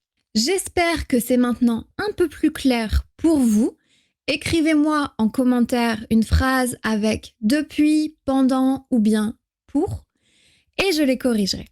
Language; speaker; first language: French; native; French